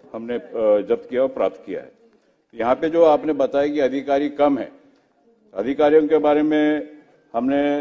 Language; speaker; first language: Hindi; non-native, local second language; Marathi